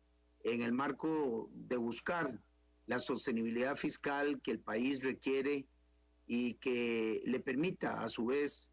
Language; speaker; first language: Spanish; native; Spanish